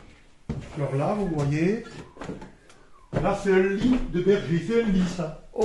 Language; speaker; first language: French; native; French